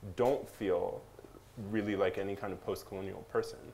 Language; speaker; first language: English; native; English